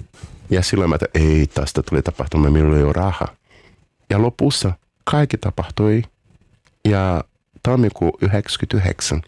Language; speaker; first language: Finnish; non-native, fluent; Portuguese